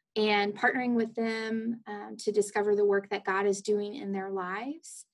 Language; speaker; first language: English; native; English